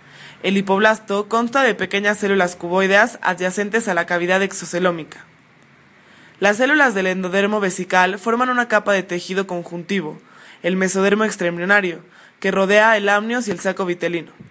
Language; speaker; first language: Spanish; native; Spanish